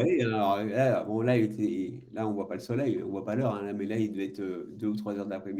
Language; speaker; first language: French; native; French